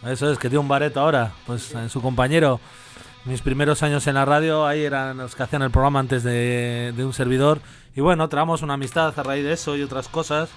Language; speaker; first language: Spanish; native; Spanish